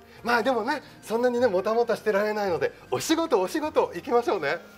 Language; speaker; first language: Japanese; non-native, fluent; French